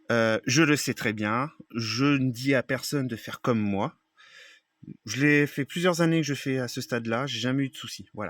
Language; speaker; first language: French; native; French